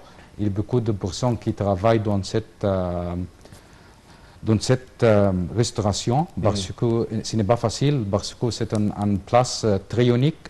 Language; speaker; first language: French; non-native, learner; Arabic